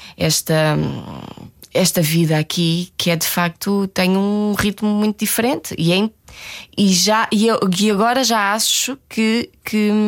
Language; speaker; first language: Portuguese; native; Portuguese